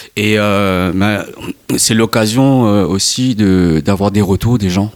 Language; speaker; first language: French; non-native, local second language; Morisyen